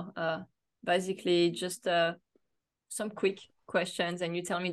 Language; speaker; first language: English; non-native, fluent; French